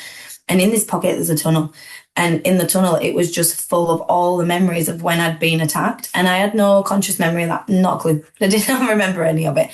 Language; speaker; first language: English; native; English